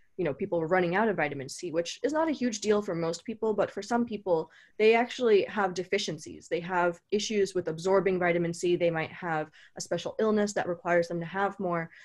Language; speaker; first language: English; native; English